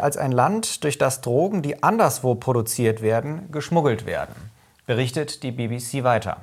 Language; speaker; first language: German; native; German